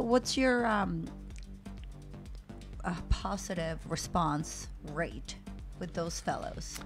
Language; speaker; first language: English; non-native, fluent; Spanish